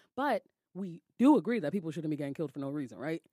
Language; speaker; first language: English; native; English